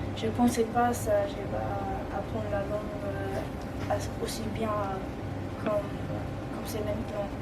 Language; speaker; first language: French; non-native, learner; German